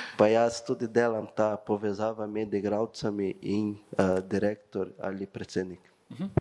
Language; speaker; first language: Slovenian; non-native, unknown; Portuguese